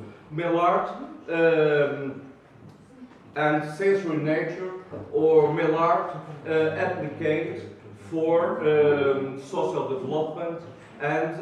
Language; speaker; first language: English; non-native, learner; Portuguese